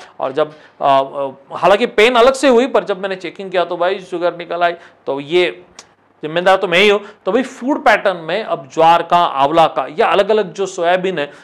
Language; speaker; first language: Hindi; non-native, local second language; Marathi